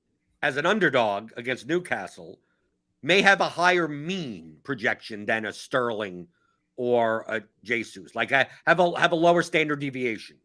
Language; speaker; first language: English; native; English